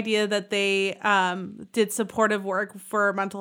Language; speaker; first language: English; native; English